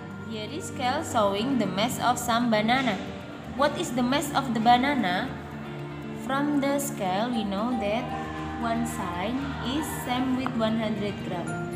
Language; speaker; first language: English; non-native, learner; Indonesian